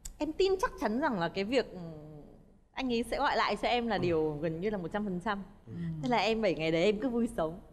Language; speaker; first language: Vietnamese; native; Vietnamese